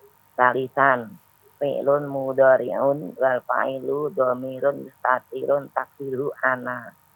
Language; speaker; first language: Arabic; non-native, learner; Indonesian